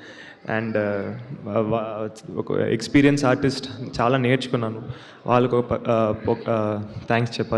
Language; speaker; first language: Telugu; non-native, learner; Tamil